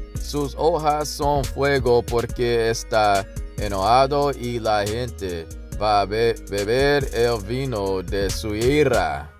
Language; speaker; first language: Spanish; non-native, learner; English